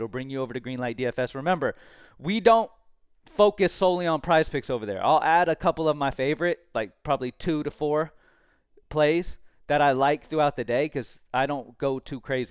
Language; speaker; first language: English; native; English